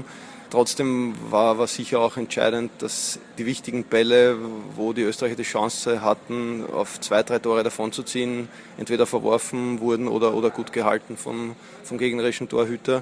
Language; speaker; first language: German; native; German